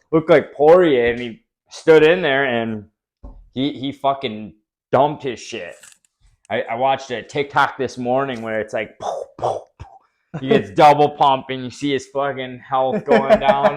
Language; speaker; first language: English; native; English